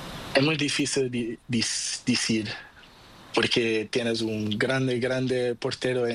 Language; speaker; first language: Spanish; non-native, learner; Portuguese